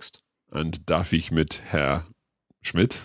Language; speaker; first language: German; non-native, learner; English